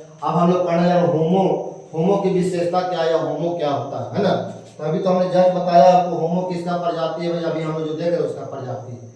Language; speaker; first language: Hindi; native; Hindi